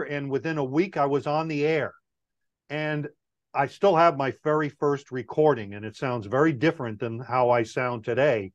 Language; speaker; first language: English; native; English